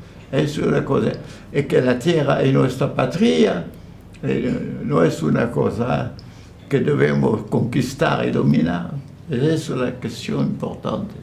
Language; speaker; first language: Spanish; non-native, fluent; French